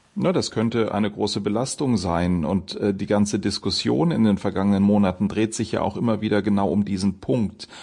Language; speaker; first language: German; native; German